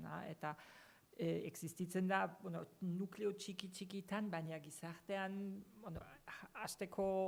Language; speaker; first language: Basque; non-native, fluent; German